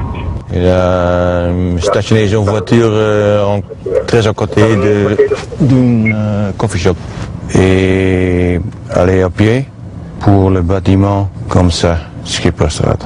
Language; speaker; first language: French; non-native, learner; Dutch